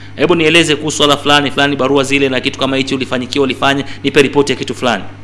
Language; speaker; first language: Swahili; native; Swahili